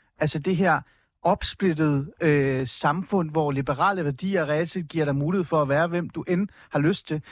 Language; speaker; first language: Danish; early bilingual, other home language; Persian